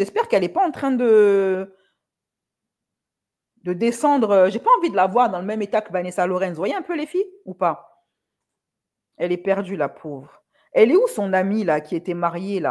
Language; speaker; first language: French; native; French